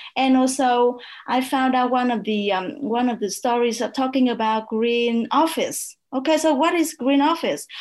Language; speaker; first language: English; non-native, fluent; Vietnamese